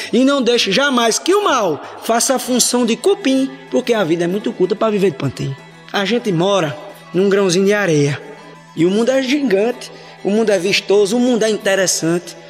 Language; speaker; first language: Portuguese; native; Portuguese